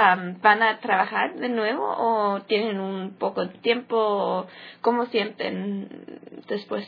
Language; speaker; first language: Spanish; early bilingual, heritage; English